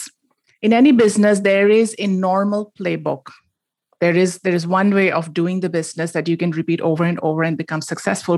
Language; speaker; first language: English; non-native, local second language; Hindi